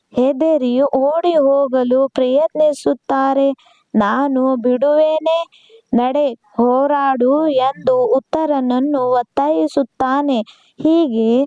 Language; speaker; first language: Kannada; non-native, local second language; Urdu